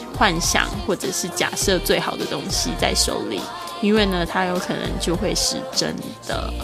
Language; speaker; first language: Chinese; native; Chinese